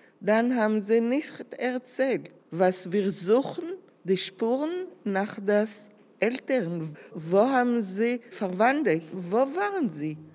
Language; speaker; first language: German; non-native, learner; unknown